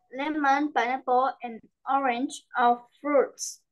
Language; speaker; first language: English; non-native, learner; Vietnamese